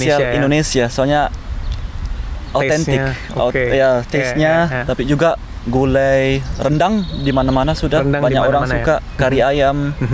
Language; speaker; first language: Indonesian; early bilingual, heritage; Indonesian